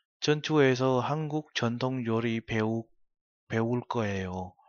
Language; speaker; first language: Korean; non-native, learner; Vietnamese